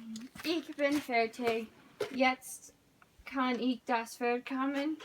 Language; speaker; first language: German; non-native, learner; English